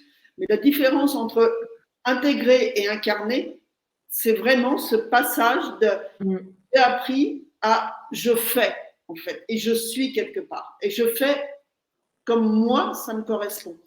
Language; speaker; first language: French; native; French